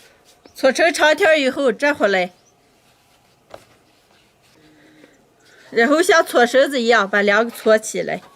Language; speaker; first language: Chinese; native; Chinese